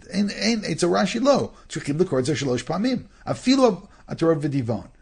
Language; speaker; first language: Hebrew; non-native, fluent; English